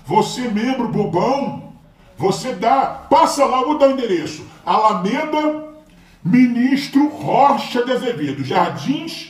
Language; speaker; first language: Portuguese; native; Portuguese